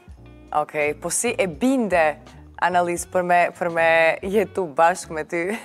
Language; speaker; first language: Albanian; native; Albanian